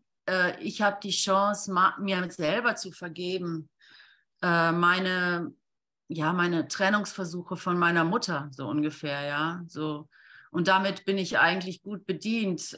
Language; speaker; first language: German; native; German